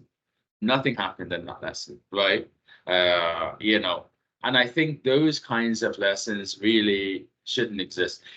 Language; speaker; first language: English; non-native, fluent; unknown